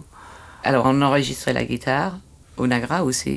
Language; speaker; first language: French; native; French